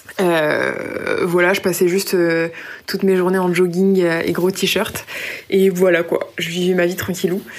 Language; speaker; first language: French; native; French